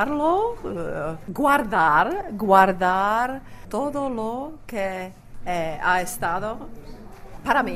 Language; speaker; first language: Spanish; non-native, fluent; Czech